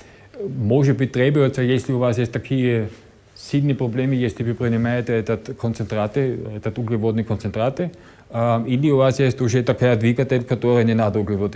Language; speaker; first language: Russian; non-native, learner; German